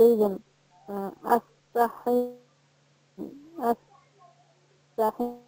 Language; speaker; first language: Arabic; non-native, learner; Bangla